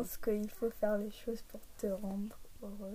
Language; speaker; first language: French; early bilingual, heritage; English